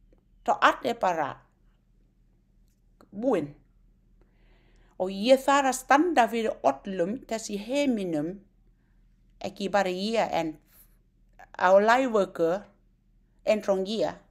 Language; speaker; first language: Icelandic; non-native, learner; Thai